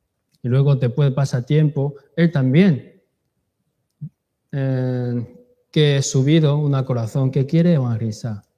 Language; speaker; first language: Spanish; non-native, learner; Chinese